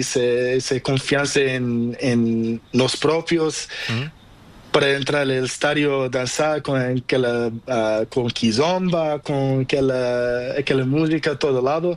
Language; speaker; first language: Spanish; non-native, learner; Portuguese